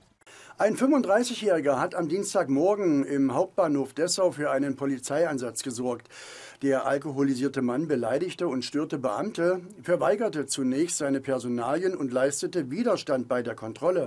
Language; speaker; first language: German; native; German